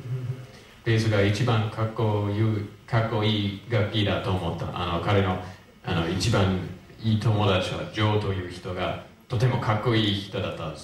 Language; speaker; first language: Japanese; non-native, fluent; English